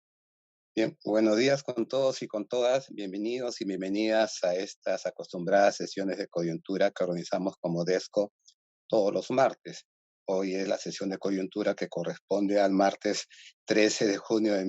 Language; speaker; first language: Spanish; native; Spanish